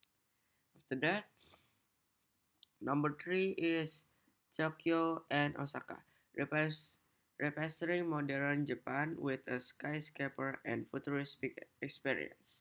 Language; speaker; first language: English; non-native, learner; Indonesian